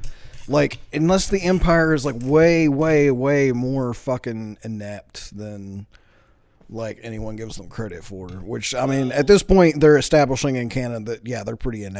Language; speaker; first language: English; native; English